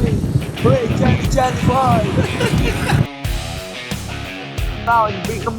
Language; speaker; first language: English; non-native, learner; Vietnamese